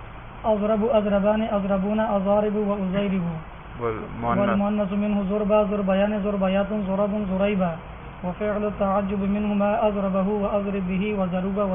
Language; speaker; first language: Arabic; non-native, learner; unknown